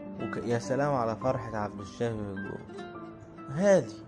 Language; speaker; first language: Arabic; native; Arabic